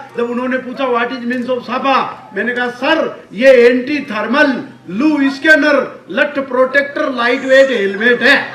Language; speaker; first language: Hindi; non-native, local second language; Marwari